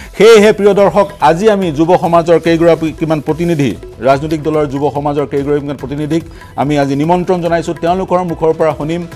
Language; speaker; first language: Assamese; native; Assamese